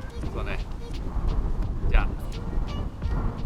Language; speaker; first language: Japanese; native; Japanese